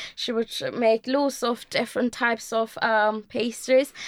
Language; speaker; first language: English; non-native, fluent; Turkish